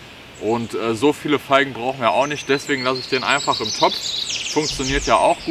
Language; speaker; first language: German; native; German